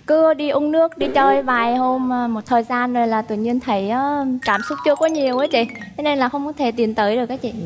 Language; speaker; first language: Vietnamese; native; Vietnamese